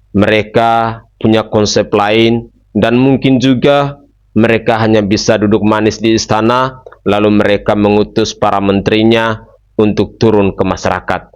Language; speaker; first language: Indonesian; native; Indonesian